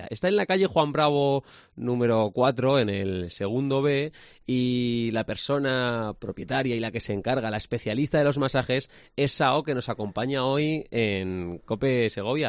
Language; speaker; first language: Spanish; native; Spanish